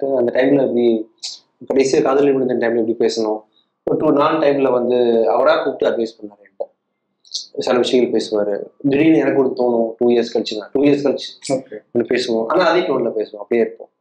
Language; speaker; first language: Tamil; native; Tamil